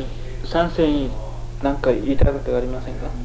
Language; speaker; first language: Japanese; early bilingual, heritage; Japanese